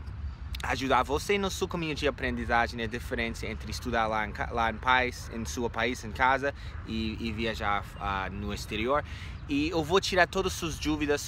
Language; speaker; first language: Portuguese; non-native, fluent; English